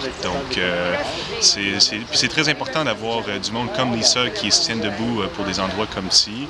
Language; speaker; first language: French; native; French